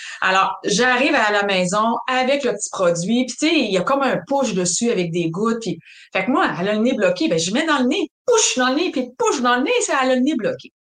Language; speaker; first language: French; native; French